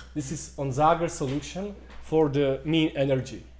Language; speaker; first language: English; non-native, fluent; Czech